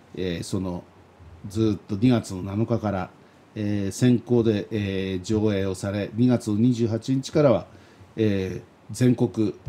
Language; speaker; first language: Japanese; native; Japanese